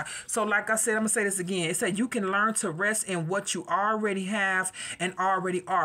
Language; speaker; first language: English; native; English